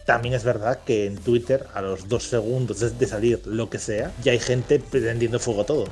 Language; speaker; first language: Spanish; native; Spanish